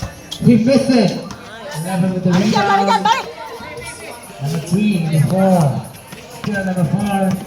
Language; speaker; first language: English; non-native, local second language; Indonesian